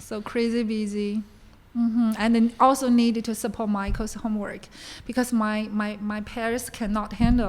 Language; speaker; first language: English; non-native, learner; Chinese